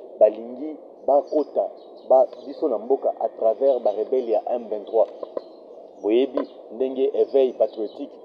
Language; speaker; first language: Lingala; native; Lingala